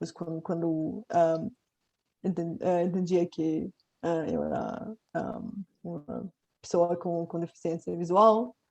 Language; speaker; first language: Portuguese; non-native, fluent; Bulgarian